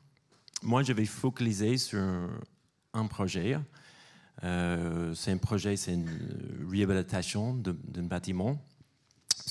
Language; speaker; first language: French; non-native, fluent; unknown